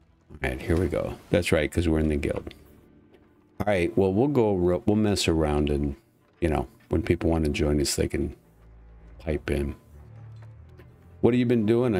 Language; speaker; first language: English; native; English